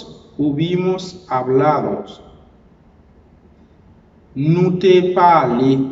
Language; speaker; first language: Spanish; non-native, learner; Haitian Creole